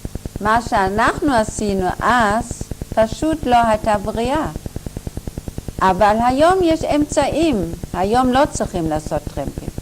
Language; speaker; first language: Hebrew; non-native, fluent; German